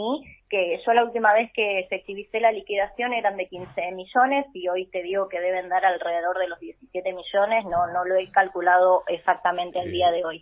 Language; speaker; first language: Spanish; native; Spanish